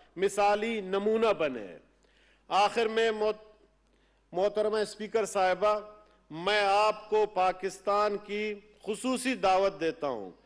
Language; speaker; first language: Urdu; non-native, local second language; Baluchi